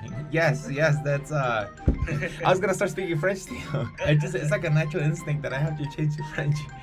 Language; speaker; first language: English; native; English